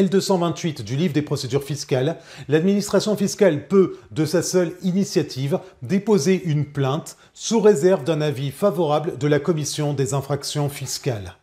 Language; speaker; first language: French; native; French